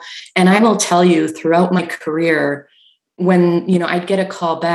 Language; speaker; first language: English; native; English